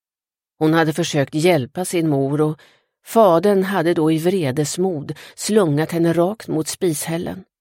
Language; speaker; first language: Swedish; native; Swedish